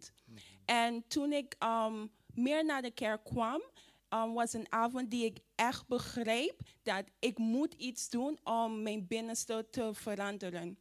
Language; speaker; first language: Dutch; non-native, fluent; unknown